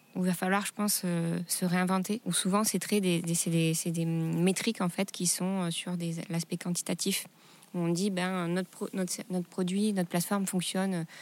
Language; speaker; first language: French; native; French